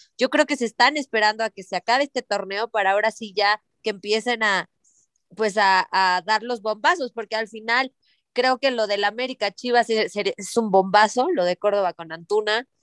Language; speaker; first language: Spanish; native; Spanish